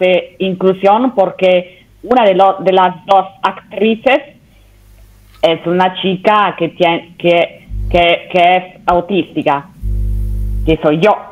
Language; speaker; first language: Spanish; non-native, fluent; Italian